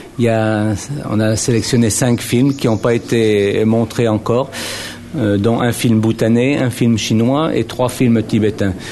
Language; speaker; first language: French; native; French